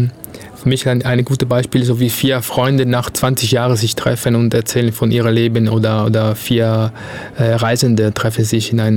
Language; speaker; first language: German; non-native, fluent; Italian